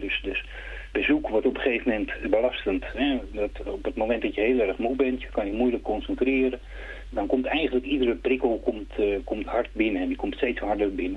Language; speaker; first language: Dutch; native; Dutch